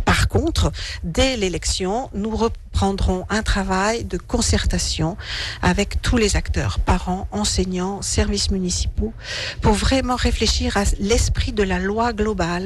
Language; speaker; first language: French; native; French